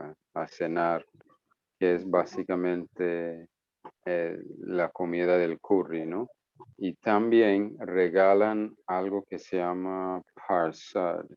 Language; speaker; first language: Spanish; non-native, fluent; English